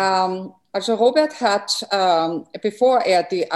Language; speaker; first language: German; non-native, fluent; English